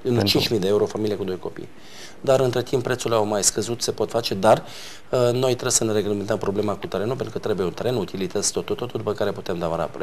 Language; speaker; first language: Romanian; native; Romanian